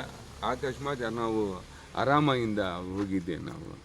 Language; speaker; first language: Kannada; non-native, local second language; Urdu